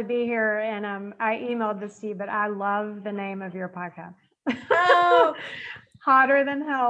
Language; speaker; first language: English; native; English